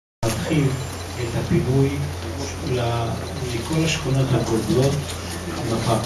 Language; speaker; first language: Hebrew; non-native, local second language; Arabic